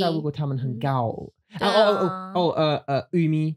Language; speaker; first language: Chinese; non-native, learner; English